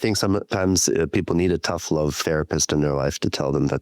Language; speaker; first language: English; native; English